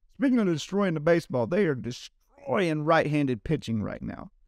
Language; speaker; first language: English; native; English